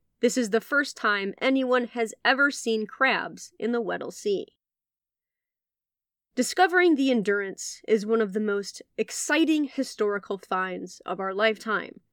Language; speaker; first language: English; native; English